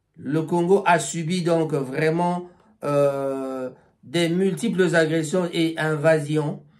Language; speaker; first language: French; non-native, local second language; Lingala